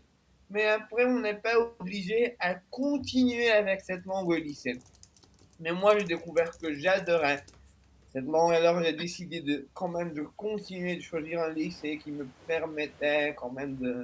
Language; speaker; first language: French; non-native, fluent; Italian